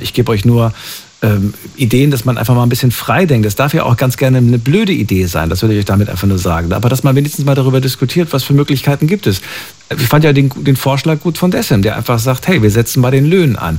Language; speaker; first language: German; native; German